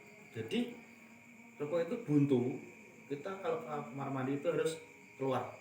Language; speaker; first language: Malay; non-native, local second language; Javanese